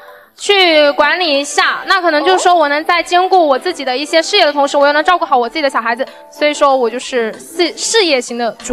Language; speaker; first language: Chinese; native; Chinese